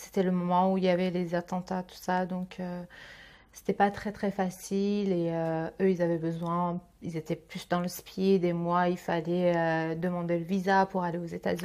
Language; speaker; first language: French; native; French